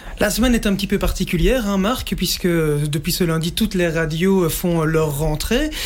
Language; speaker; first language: French; native; French